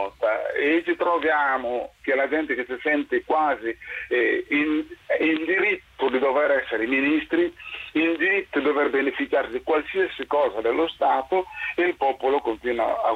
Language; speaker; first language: Italian; non-native, fluent; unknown